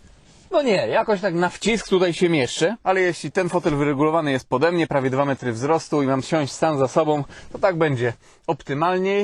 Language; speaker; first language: Polish; native; Polish